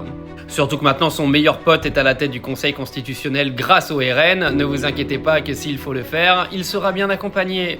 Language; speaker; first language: French; native; French